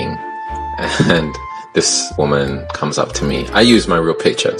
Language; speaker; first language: English; native; English